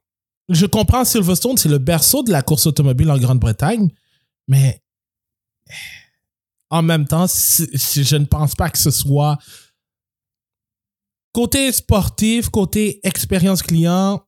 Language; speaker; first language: French; native; French